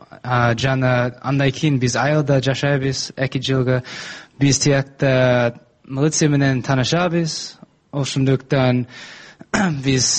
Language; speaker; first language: Kyrgyz; non-native, learner; English